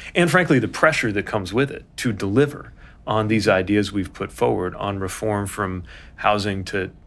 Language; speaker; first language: English; native; English